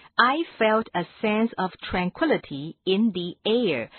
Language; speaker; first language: English; non-native, fluent; Chinese